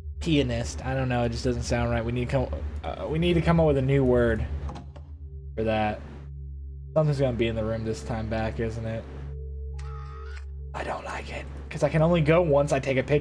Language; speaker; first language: English; native; English